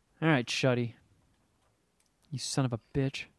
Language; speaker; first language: English; native; English